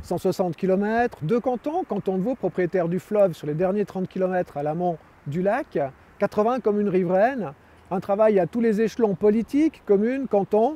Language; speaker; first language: French; native; French